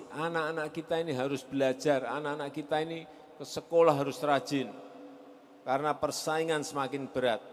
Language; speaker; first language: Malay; non-native, local second language; Javanese